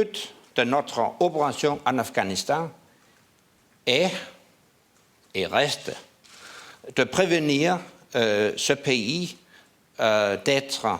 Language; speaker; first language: French; non-native, learner; Danish